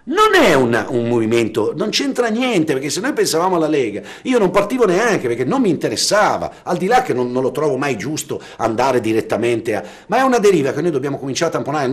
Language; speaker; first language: Italian; native; Italian